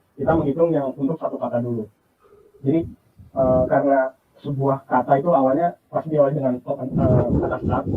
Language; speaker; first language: Indonesian; native; Indonesian